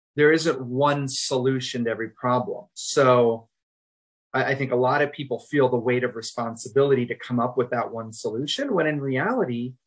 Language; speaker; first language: English; early bilingual, other home language; Spanish